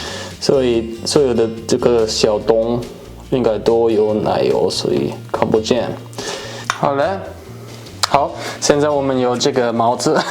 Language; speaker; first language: Chinese; non-native, fluent; German